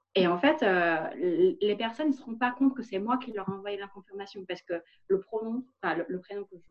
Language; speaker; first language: French; non-native, fluent; Vietnamese